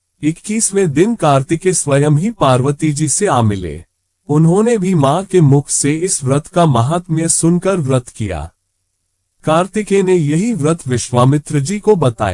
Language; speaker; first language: Hindi; native; Hindi